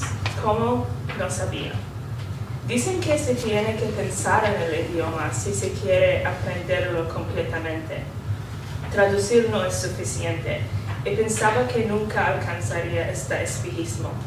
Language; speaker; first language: Spanish; non-native, learner; Arabic